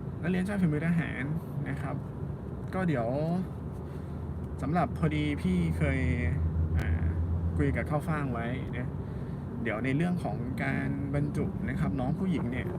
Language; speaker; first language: Thai; native; Thai